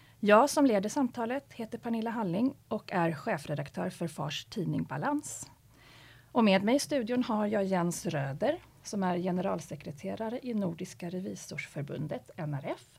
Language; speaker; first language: Swedish; native; Swedish